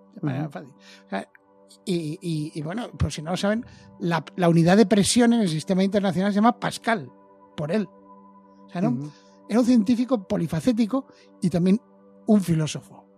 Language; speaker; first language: Spanish; native; Spanish